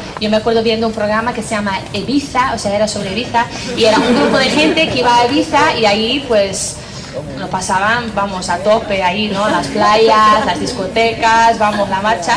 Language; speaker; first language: Spanish; non-native, fluent; English